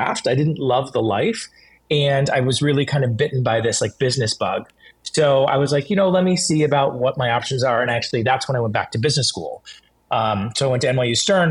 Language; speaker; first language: English; native; English